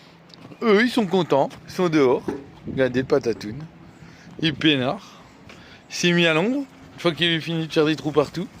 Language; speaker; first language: French; native; French